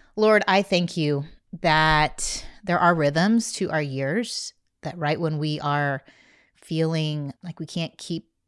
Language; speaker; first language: English; native; English